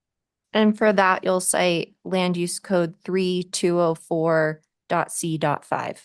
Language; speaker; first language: English; native; English